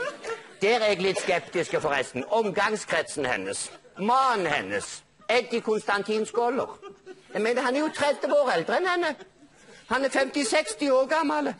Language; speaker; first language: Norwegian; native; Norwegian